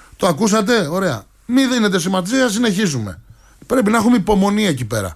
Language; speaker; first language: Greek; native; Greek